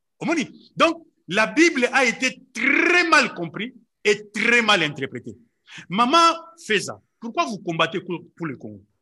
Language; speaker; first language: French; non-native, local second language; Lingala